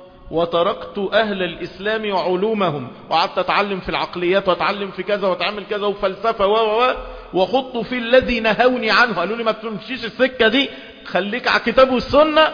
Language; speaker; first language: Arabic; native; Arabic